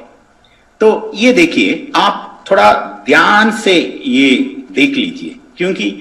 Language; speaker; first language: Hindi; non-native, fluent; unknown